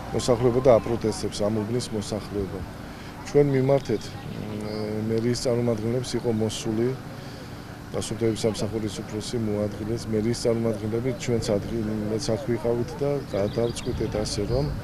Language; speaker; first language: Georgian; native; Georgian